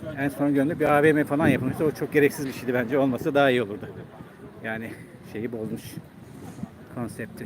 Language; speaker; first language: Turkish; native; Turkish